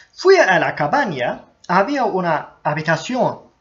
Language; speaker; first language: Spanish; non-native, fluent; Turkish